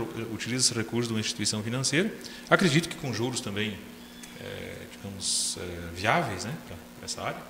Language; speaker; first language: Portuguese; native; Portuguese